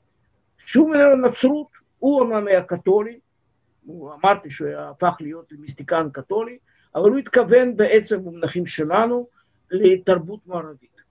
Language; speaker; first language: Hebrew; non-native, fluent; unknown